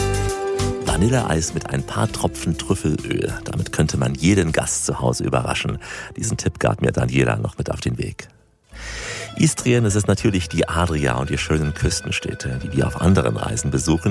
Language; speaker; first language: German; native; German